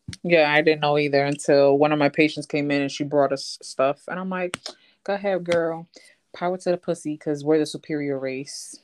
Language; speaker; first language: English; early bilingual, other home language; Spanish